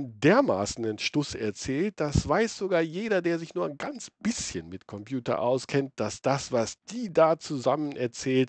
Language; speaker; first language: German; native; German